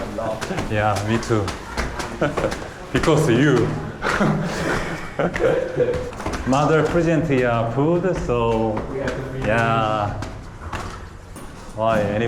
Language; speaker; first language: English; non-native, learner; Korean